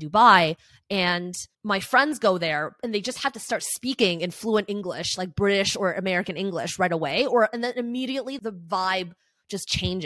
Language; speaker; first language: English; early bilingual, other home language; Chinese